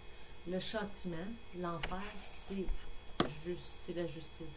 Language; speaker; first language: French; native; French